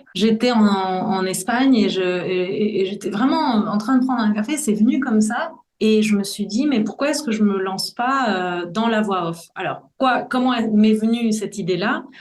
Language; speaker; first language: French; early bilingual, other home language; Spanish